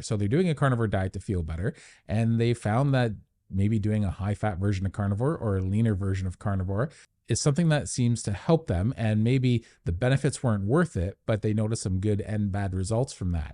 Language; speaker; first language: English; native; English